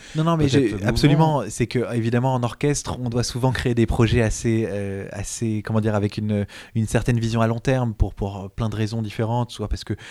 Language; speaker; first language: French; native; French